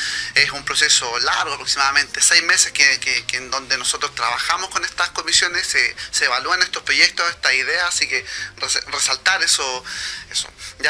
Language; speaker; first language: Spanish; native; Spanish